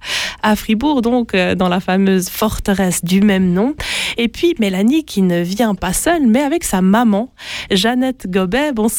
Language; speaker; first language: French; native; French